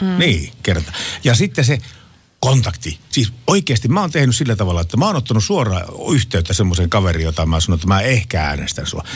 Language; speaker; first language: Finnish; native; Finnish